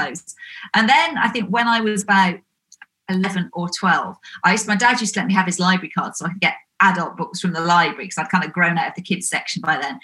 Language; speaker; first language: English; native; English